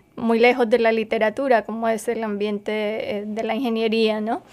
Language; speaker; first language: Spanish; native; Spanish